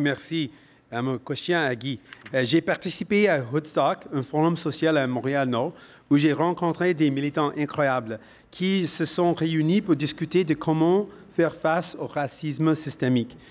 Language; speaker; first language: French; non-native, fluent; Punjabi